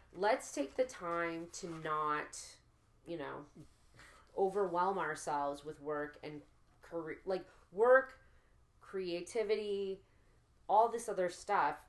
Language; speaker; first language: English; native; English